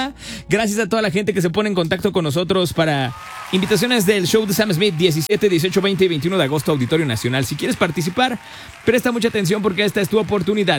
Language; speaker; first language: Spanish; native; Spanish